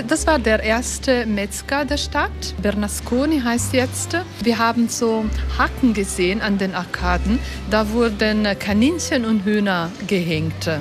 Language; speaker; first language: German; non-native, local second language; Italian